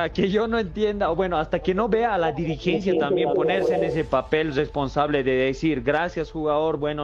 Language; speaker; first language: Spanish; native; Spanish